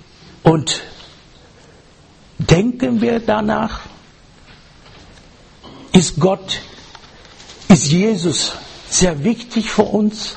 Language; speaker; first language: German; non-native, learner; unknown